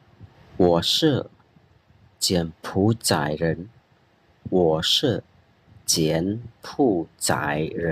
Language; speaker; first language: Chinese; non-native, fluent; Khmer